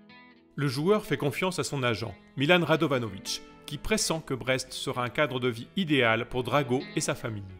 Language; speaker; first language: French; native; French